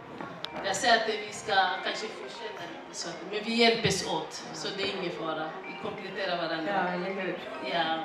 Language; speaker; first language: Swedish; non-native, fluent; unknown